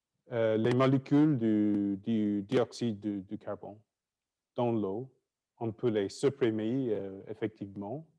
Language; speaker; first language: French; non-native, fluent; English